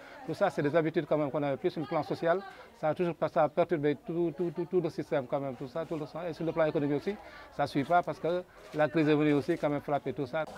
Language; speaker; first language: French; non-native, local second language; Wolof